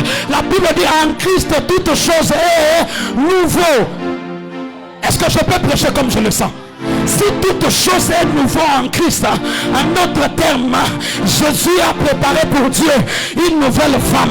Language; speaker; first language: French; non-native, local second language; Swahili